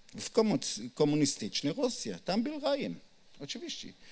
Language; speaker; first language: Polish; non-native, learner; Hebrew